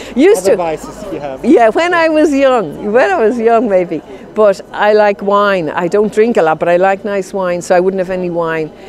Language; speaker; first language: English; native; English